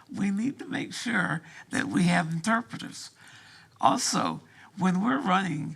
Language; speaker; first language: English; early bilingual, other home language; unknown